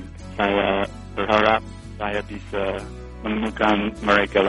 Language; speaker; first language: Indonesian; non-native, fluent; English